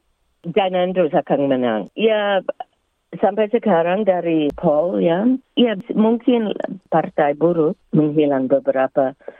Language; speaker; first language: Indonesian; early bilingual, heritage; English